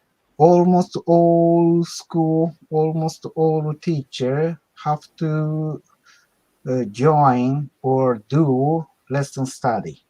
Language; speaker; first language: English; non-native, learner; Japanese